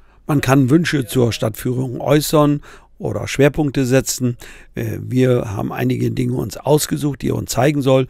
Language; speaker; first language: German; native; German